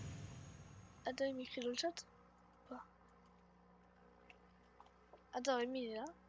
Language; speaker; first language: French; native; French